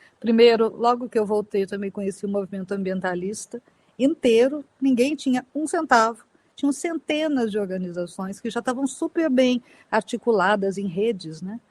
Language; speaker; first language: Portuguese; native; Portuguese